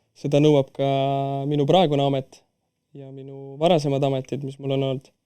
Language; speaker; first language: Estonian; non-native, local second language; Russian